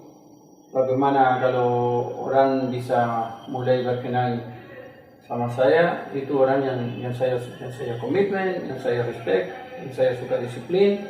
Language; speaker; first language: Indonesian; non-native, fluent; Spanish